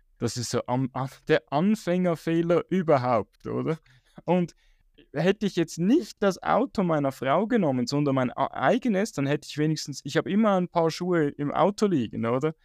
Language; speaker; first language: German; native; German